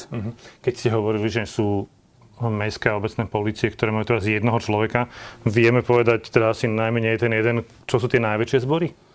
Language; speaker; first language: Slovak; native; Slovak